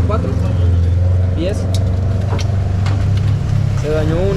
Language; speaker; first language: Spanish; native; Spanish